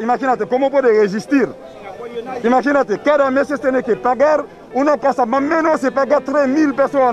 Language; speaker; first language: Spanish; non-native, learner; Haitian Creole